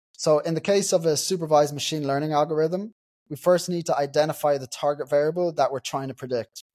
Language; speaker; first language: English; native; English